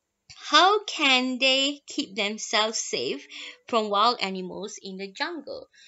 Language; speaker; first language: English; non-native, local second language; Malay